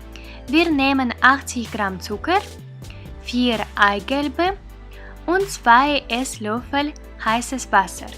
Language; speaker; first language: German; non-native, fluent; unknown